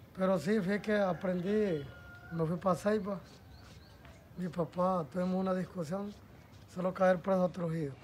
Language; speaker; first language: Spanish; native; Spanish